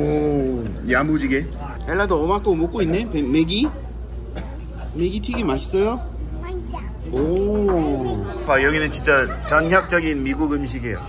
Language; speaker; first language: Korean; non-native, fluent; English